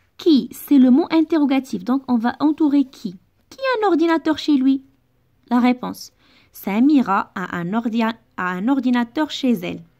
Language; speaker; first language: French; non-native, local second language; Arabic